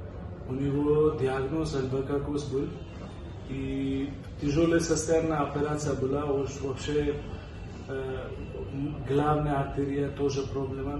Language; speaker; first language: Russian; non-native, learner; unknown